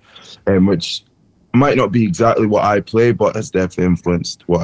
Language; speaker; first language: English; native; English